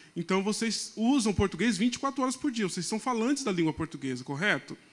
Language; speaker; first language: Portuguese; non-native, local second language; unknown